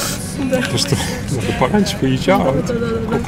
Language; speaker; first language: Russian; native; Russian